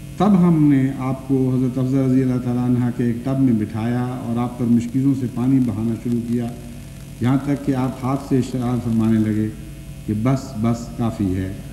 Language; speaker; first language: Urdu; non-native, local second language; Punjabi